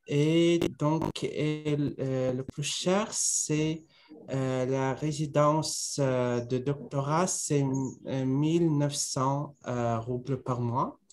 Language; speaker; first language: French; non-native, fluent; Russian